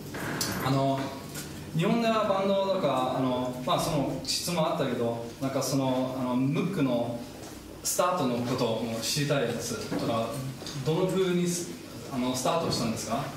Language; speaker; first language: Japanese; non-native, fluent; German